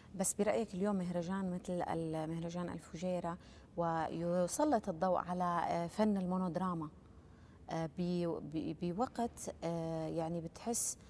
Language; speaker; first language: Arabic; native; Arabic